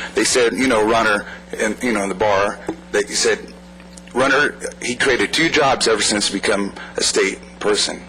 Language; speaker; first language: English; native; English